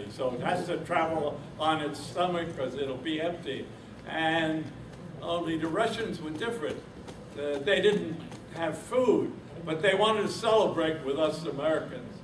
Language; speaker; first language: English; native; English